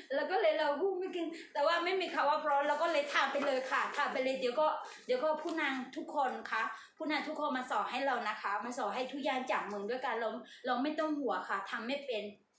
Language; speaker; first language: Thai; non-native, learner; Burmese